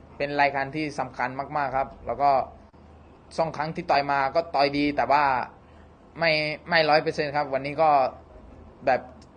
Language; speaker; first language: Thai; non-native, fluent; Spanish